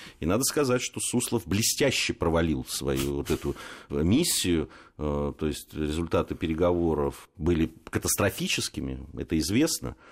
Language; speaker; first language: Russian; native; Russian